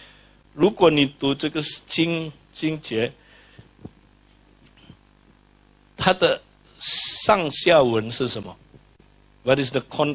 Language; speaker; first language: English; non-native, fluent; Indonesian